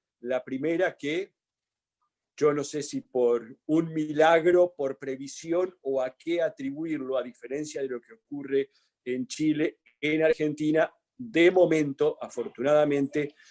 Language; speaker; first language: Spanish; native; Spanish